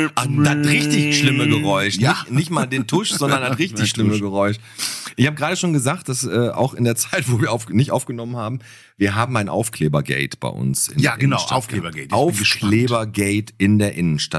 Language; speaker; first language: German; native; German